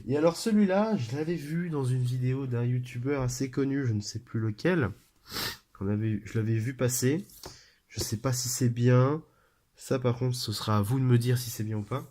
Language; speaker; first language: French; native; French